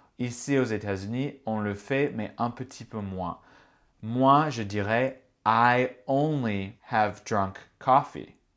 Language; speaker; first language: French; non-native, fluent; English